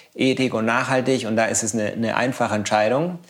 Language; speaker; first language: German; non-native, fluent; Spanish